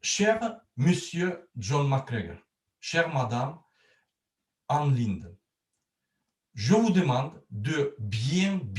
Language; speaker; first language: French; non-native, learner; Turkmen